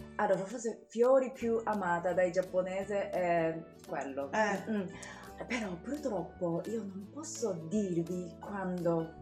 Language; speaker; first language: Italian; non-native, learner; Japanese